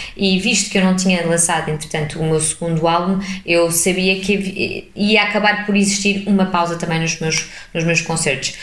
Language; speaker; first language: Portuguese; early bilingual, heritage; English